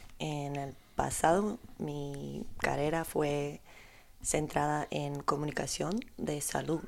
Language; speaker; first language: Spanish; non-native, learner; Polish